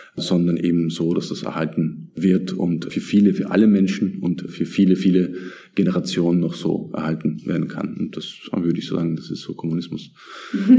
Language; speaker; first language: German; native; German